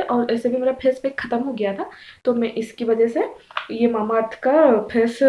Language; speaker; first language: Hindi; non-native, local second language; Odia